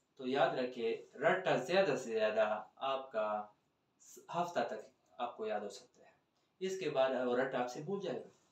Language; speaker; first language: Hindi; non-native, local second language; Punjabi